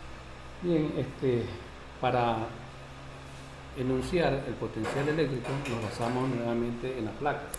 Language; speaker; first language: Spanish; native; Spanish